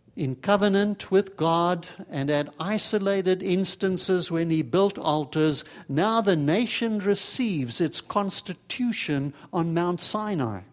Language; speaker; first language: English; native; English